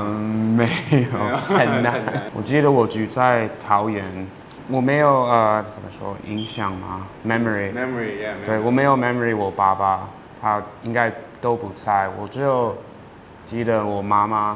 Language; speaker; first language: Chinese; early bilingual, heritage; English